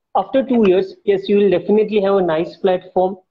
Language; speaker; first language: English; non-native, local second language; Marathi